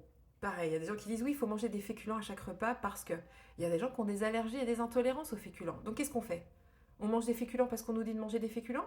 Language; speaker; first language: French; native; French